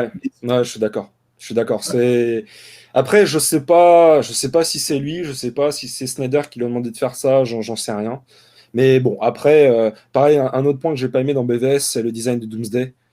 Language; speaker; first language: French; native; French